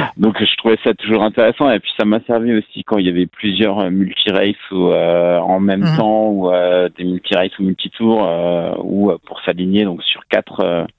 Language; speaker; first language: French; native; French